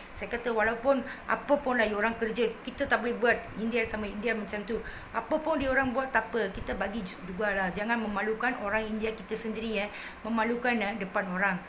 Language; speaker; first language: Malay; non-native, local second language; Tamil